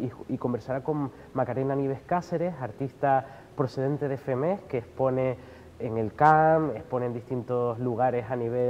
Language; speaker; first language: Spanish; native; Spanish